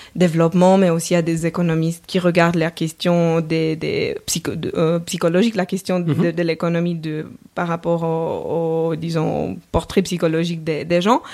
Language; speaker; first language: French; non-native, fluent; Romanian